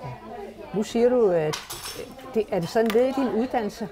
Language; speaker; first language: Danish; native; Danish